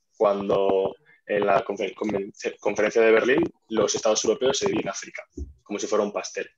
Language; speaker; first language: Spanish; non-native, fluent; Arabic